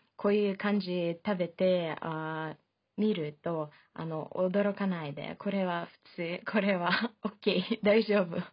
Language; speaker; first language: Japanese; non-native, fluent; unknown